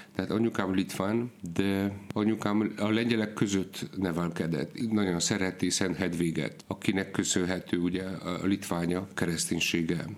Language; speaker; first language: Hungarian; non-native, fluent; Polish